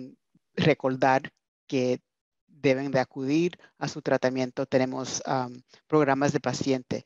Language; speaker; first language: Spanish; early bilingual, heritage; Spanish